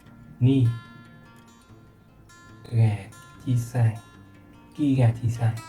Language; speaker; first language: Japanese; non-native, learner; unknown